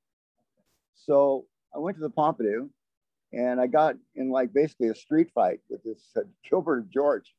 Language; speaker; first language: English; native; English